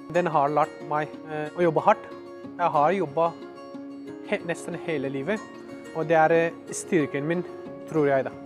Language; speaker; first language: Norwegian; non-native, fluent; Persian